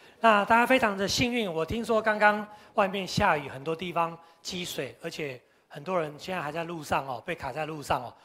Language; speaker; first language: Chinese; native; Chinese